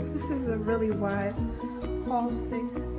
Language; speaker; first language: English; native; English